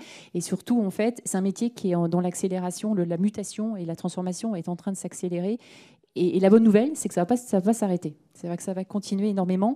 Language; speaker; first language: French; native; French